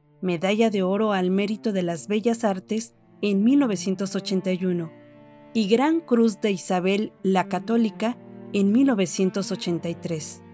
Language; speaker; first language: Spanish; native; Spanish